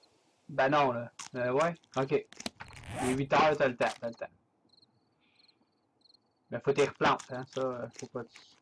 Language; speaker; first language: French; native; French